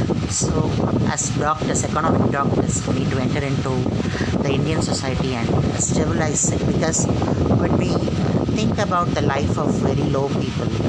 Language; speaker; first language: English; non-native, local second language; Tamil